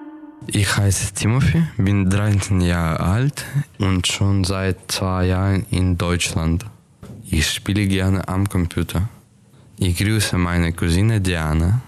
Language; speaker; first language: German; early bilingual, other home language; Ukrainian